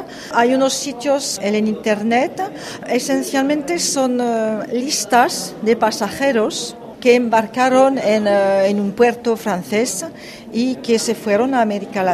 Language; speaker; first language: Spanish; early bilingual, heritage; French